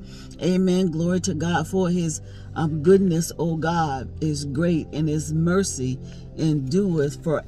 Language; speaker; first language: English; native; English